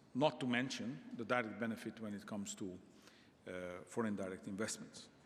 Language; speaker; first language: English; non-native, fluent; Hungarian